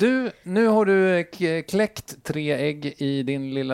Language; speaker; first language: Swedish; native; Swedish